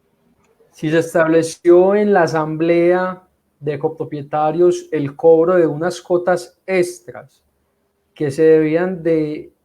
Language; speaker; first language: Spanish; native; Spanish